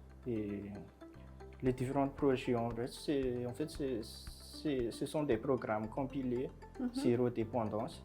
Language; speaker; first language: French; non-native, local second language; Malagasy